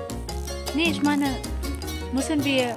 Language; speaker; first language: German; non-native, learner; Cebuano